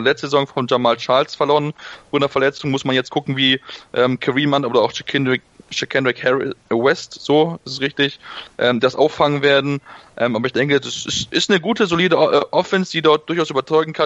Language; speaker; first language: German; native; German